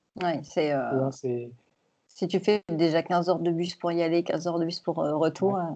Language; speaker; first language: French; native; French